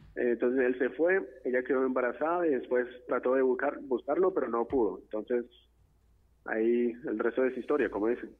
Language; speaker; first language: Spanish; non-native, fluent; English